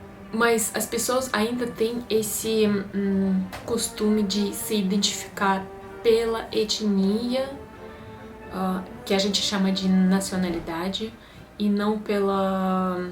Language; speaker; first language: Portuguese; non-native, fluent; Russian